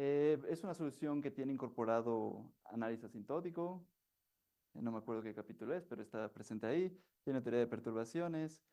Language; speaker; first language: Spanish; native; Spanish